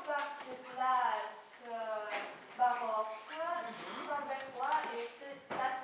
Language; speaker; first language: French; non-native, learner; Ukrainian